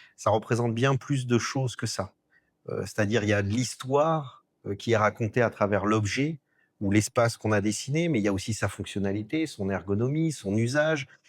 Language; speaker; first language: French; native; French